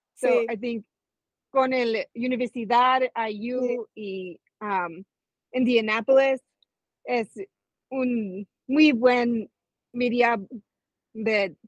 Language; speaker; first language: Spanish; early bilingual, heritage; Spanish